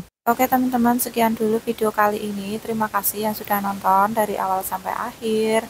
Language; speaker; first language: Indonesian; native; Indonesian